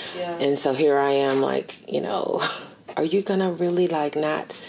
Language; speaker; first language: English; native; English